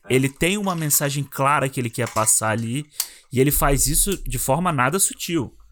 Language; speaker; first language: Portuguese; native; Portuguese